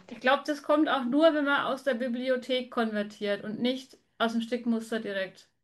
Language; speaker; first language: German; native; German